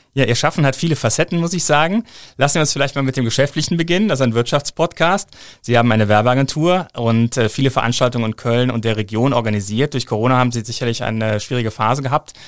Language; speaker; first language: German; native; German